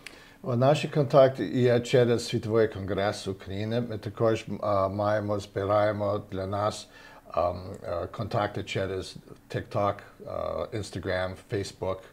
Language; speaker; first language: Ukrainian; early bilingual, heritage; Ukrainian